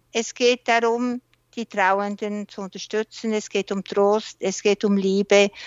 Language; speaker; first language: German; non-native, local second language; French